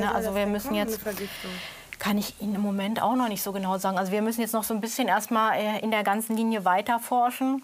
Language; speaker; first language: German; native; German